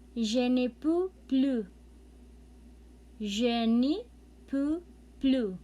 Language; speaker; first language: French; non-native, learner; Cebuano